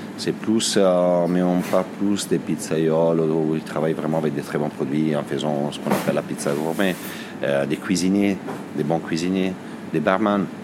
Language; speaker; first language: French; non-native, fluent; Italian